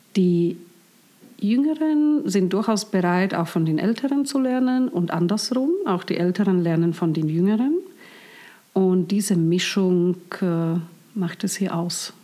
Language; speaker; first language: German; non-native, fluent; Slovak